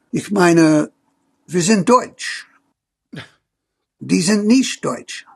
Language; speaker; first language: German; non-native, fluent; English